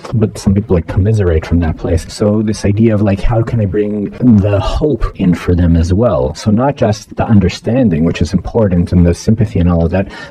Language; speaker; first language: English; native; English